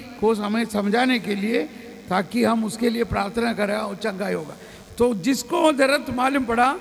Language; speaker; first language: Hindi; non-native, local second language; Malayalam